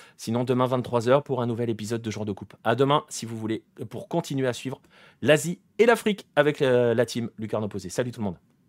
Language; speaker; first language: French; native; French